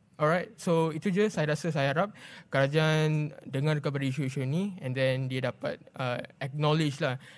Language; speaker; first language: Malay; non-native, local second language; Tamil